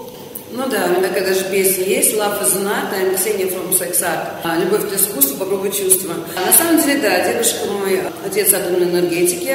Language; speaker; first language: Russian; native; Russian